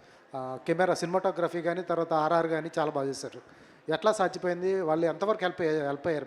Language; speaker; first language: Telugu; native; Telugu